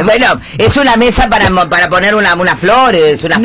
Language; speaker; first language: Spanish; native; Spanish